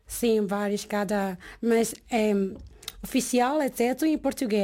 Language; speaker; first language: Portuguese; non-native, learner; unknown